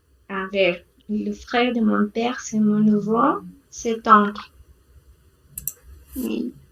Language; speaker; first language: French; non-native, learner; Spanish